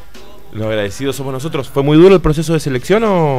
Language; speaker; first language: Spanish; native; Spanish